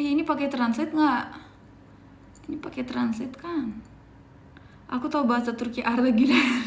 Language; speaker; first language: Indonesian; non-native, fluent; Turkish